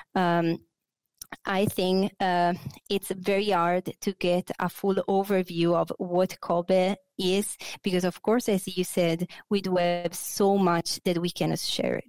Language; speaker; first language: English; non-native, fluent; Italian